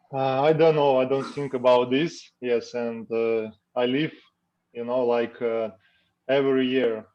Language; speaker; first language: English; non-native, learner; Russian